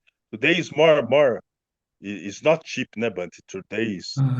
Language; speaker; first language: English; non-native, learner; Portuguese